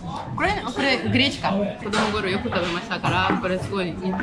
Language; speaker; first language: Japanese; non-native, learner; Ukrainian